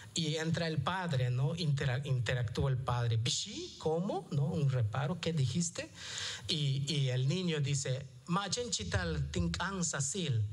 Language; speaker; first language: Spanish; non-native, local second language; Yucateco